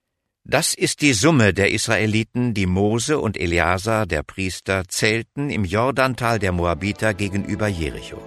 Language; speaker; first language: German; native; German